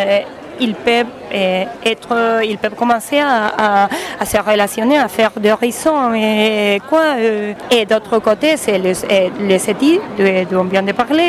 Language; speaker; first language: French; non-native, learner; Spanish